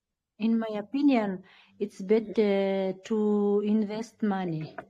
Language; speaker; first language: English; non-native, learner; Kyrgyz